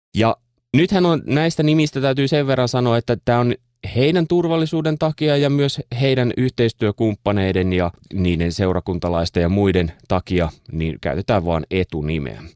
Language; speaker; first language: Finnish; native; Finnish